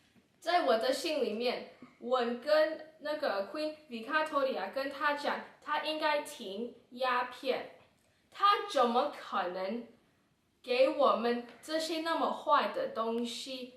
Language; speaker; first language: Chinese; non-native, learner; English